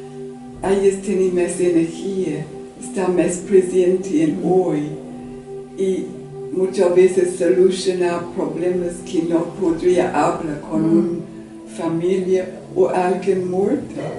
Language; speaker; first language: Spanish; non-native, learner; English